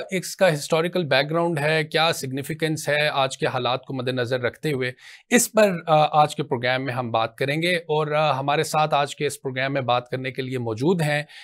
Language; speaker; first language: Urdu; non-native, local second language; Punjabi